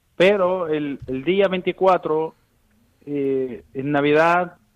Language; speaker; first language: Spanish; non-native, learner; Arabic